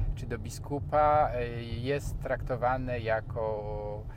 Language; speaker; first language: Polish; native; Polish